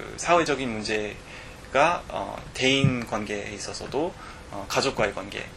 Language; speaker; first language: Korean; non-native, fluent; English